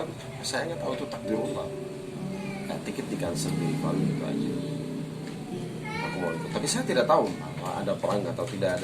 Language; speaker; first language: Indonesian; non-native, fluent; Arabic